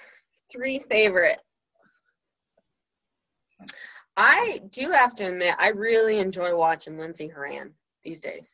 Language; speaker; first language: English; native; English